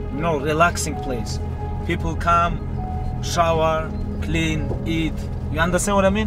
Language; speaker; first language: English; non-native, learner; Avaric